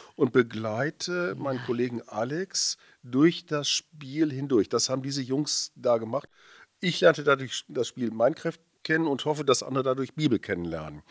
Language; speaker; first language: German; native; German